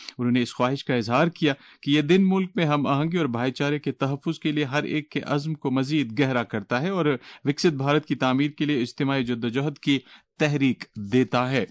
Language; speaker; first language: Urdu; non-native, local second language; Kashmiri